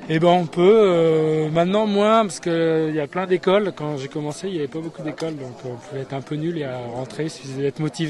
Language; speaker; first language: French; native; French